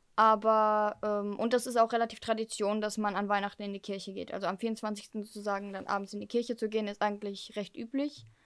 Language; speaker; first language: German; early bilingual, heritage; German